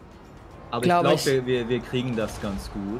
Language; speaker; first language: German; native; German